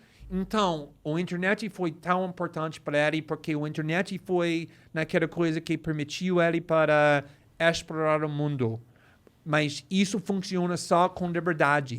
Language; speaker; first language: Portuguese; non-native, fluent; English